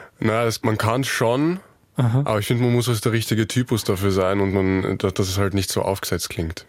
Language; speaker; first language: German; native; German